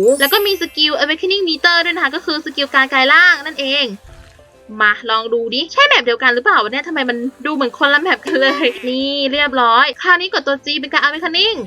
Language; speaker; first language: Thai; native; Thai